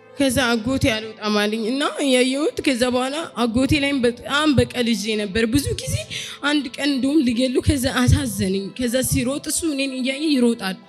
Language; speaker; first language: Amharic; non-native, local second language; Oromo